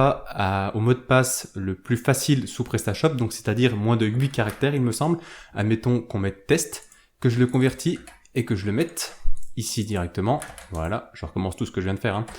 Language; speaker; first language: French; native; French